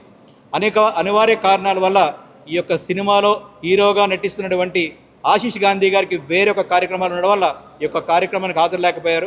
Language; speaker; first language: Telugu; native; Telugu